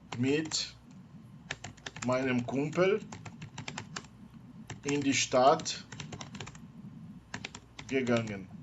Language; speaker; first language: German; non-native, fluent; Portuguese